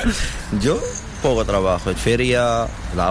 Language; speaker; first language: Spanish; non-native, learner; Arabic